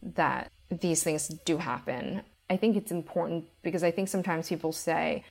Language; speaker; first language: English; native; English